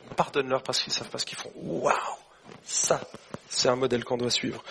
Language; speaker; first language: French; native; French